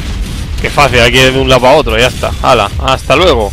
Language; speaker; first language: Spanish; native; Spanish